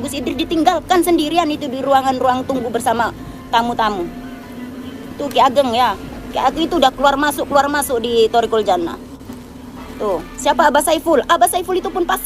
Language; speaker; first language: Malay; non-native, local second language; Javanese